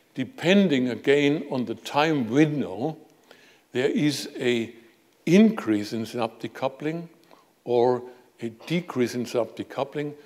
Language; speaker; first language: English; non-native, fluent; German